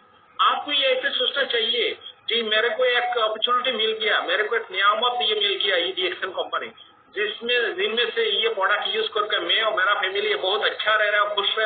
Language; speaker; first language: Hindi; non-native, fluent; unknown